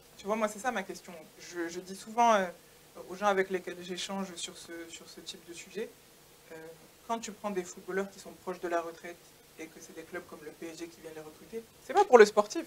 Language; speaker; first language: French; native; French